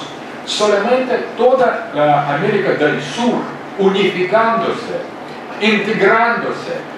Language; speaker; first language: Spanish; non-native, fluent; Russian